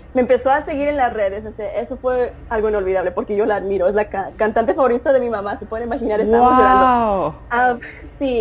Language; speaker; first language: Spanish; early bilingual, heritage; Spanish